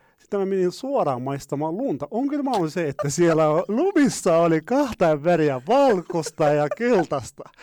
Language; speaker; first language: Finnish; non-native, fluent; Arabic